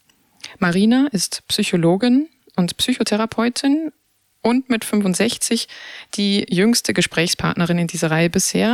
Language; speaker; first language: German; native; German